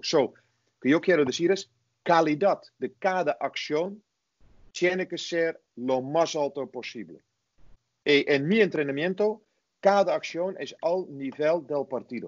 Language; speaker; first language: Spanish; non-native, fluent; Dutch